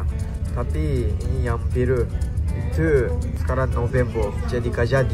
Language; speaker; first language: Indonesian; non-native, fluent; Japanese